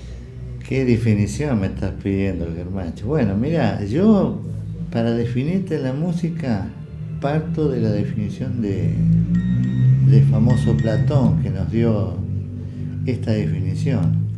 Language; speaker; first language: Spanish; native; Spanish